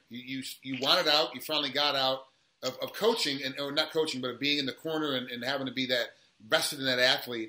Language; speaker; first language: English; native; English